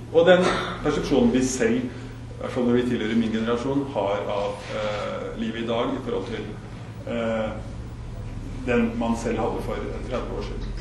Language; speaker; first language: Norwegian; native; Norwegian